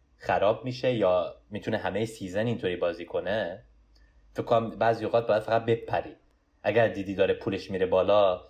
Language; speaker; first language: Persian; early bilingual, heritage; Persian